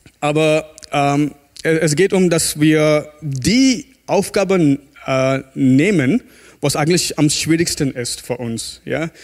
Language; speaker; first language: German; non-native, fluent; English